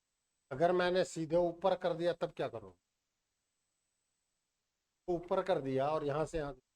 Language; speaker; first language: Hindi; native; Hindi